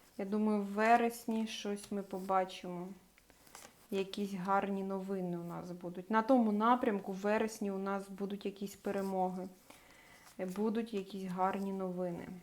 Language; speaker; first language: Ukrainian; non-native, local second language; Russian